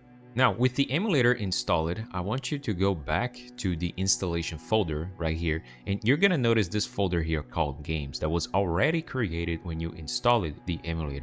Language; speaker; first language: English; non-native, fluent; Portuguese